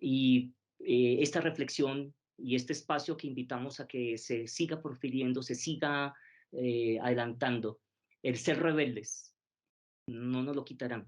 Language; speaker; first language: Spanish; native; Spanish